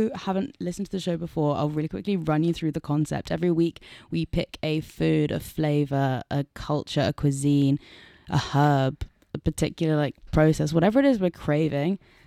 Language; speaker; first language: English; native; English